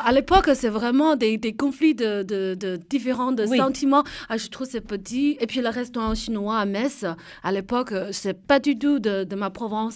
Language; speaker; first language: French; non-native, fluent; Chinese